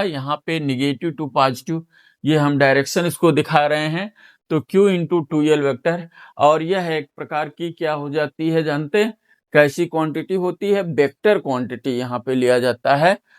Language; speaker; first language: Hindi; native; Hindi